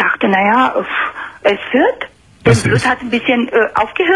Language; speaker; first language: German; non-native, fluent; Romanian